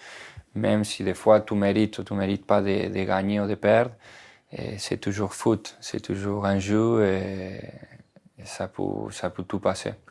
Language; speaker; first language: French; non-native, fluent; Spanish